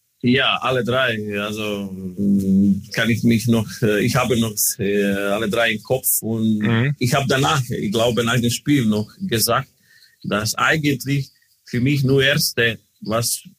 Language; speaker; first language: German; non-native, learner; Croatian